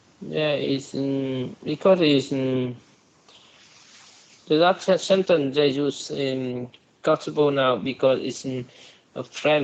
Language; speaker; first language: English; non-native, learner; Vietnamese